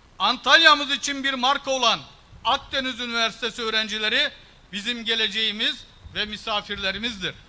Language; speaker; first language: Turkish; early bilingual, heritage; Turkish